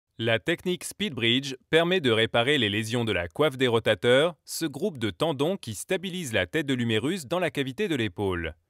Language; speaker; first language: French; native; French